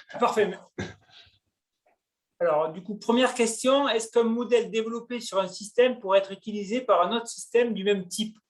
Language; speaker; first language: French; native; French